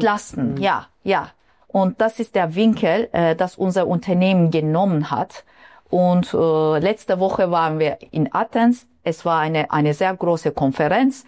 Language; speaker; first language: German; non-native, fluent; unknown